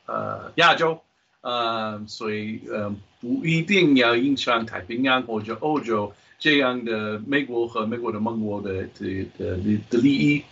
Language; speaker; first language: Chinese; non-native, fluent; English